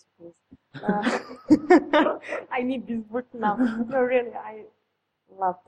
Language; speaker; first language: English; non-native, fluent; Serbian